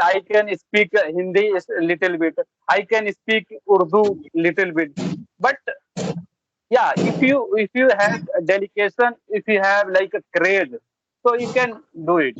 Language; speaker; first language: English; non-native, learner; Bhojpuri